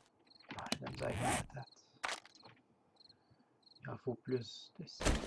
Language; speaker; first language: French; native; French